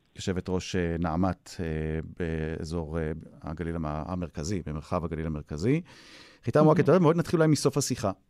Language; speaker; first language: Hebrew; native; Hebrew